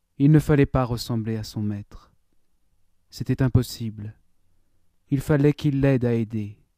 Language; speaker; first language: French; native; French